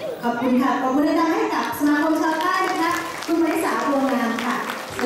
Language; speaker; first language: Thai; native; Thai